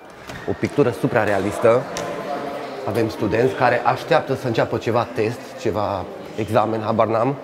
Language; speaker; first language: Romanian; native; Romanian